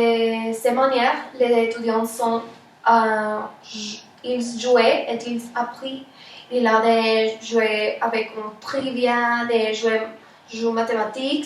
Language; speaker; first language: French; non-native, learner; Spanish